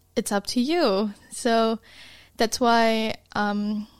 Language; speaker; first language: English; non-native, local second language; Malay